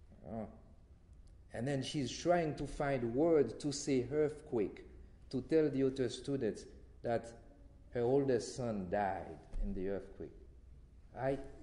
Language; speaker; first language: English; non-native, fluent; Haitian Creole